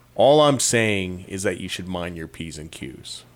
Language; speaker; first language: English; native; English